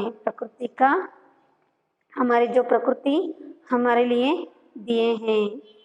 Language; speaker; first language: Hindi; non-native, local second language; Kannada